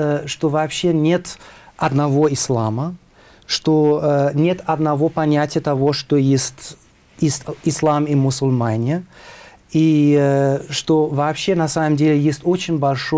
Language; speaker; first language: Russian; non-native, fluent; German